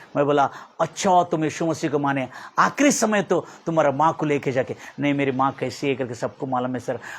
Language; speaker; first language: Hindi; non-native, local second language; Kannada